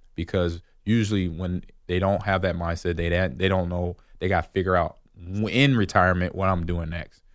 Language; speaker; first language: English; native; English